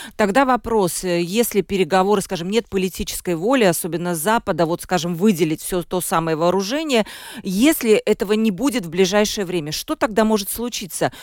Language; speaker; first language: Russian; native; Russian